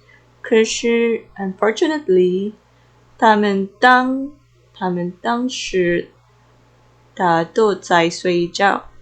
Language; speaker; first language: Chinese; non-native, learner; Filipino